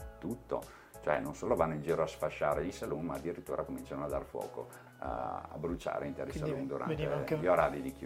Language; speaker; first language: Italian; native; Italian